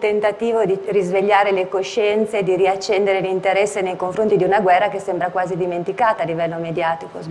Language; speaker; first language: Italian; native; Italian